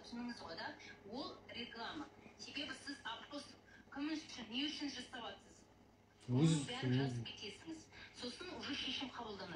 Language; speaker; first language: Kazakh; non-native, local second language; Russian